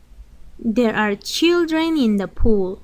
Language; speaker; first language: English; non-native, learner; Spanish